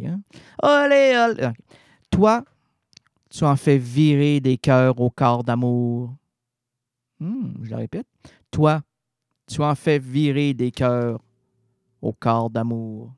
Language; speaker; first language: French; native; French